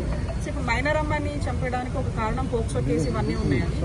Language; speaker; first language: Telugu; native; Telugu